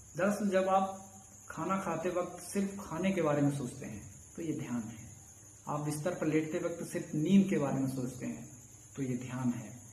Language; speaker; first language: Hindi; native; Hindi